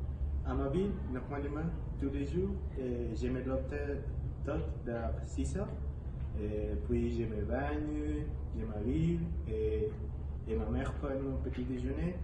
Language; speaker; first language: French; non-native, learner; Spanish